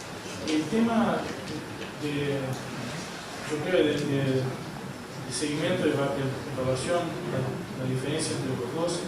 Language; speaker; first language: Spanish; non-native, fluent; Portuguese